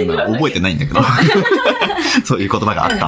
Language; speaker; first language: Japanese; native; Japanese